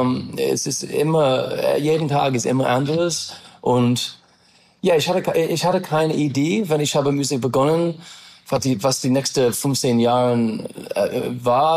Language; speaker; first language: German; non-native, learner; English